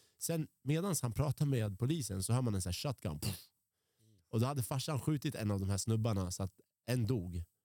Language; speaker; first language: Swedish; early bilingual, other home language; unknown